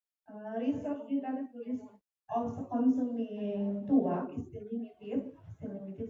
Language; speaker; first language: English; non-native, learner; Indonesian